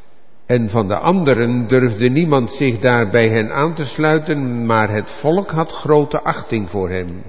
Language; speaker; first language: Dutch; native; Dutch